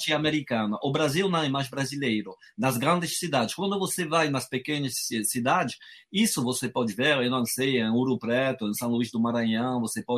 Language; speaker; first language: Portuguese; non-native, fluent; French